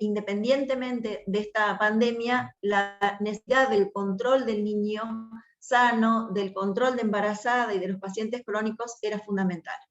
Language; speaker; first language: Spanish; native; Spanish